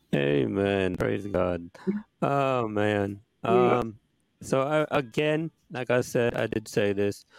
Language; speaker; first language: English; native; English